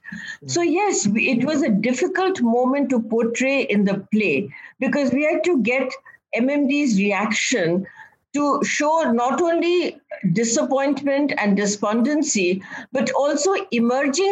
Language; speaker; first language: English; non-native, local second language; Bangla